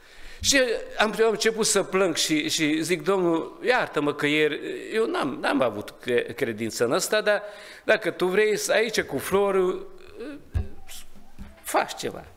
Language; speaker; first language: Romanian; non-native, learner; Hungarian